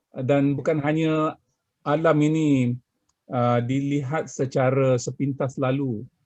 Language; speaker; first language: Malay; native; Malay